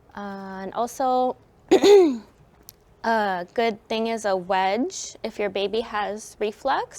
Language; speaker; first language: English; native; English